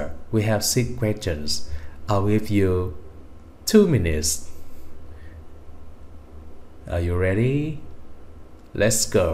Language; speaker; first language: English; non-native, fluent; Vietnamese